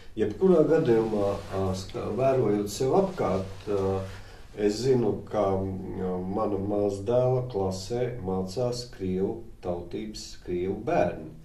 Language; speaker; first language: Latvian; native; Latvian